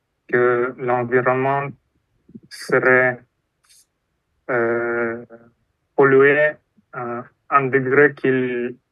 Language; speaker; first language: French; non-native, fluent; Russian